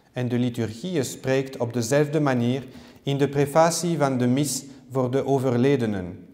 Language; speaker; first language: Dutch; non-native, learner; French